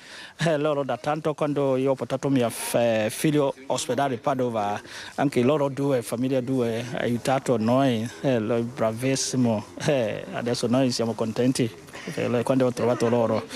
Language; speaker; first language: Italian; non-native, learner; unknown